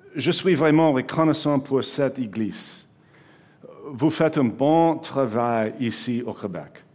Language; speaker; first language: French; non-native, learner; English